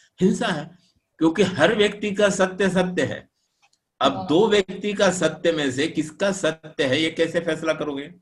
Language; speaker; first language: Hindi; non-native, local second language; Marathi